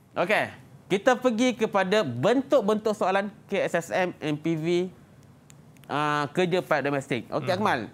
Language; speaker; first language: Malay; native; Malay